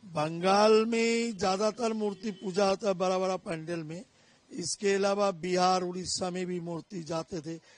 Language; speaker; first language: Hindi; non-native, local second language; Bangla